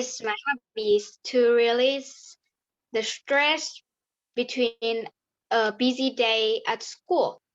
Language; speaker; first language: English; non-native, learner; Vietnamese